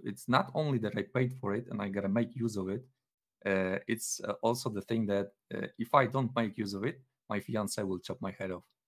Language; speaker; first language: English; non-native, fluent; Polish